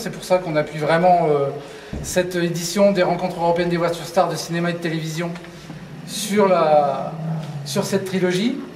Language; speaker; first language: French; native; French